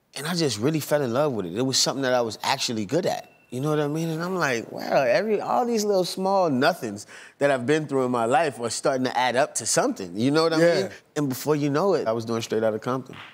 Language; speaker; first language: English; native; English